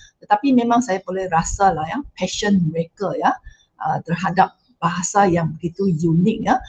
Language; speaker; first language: Malay; non-native, local second language; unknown